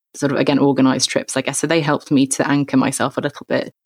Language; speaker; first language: English; native; English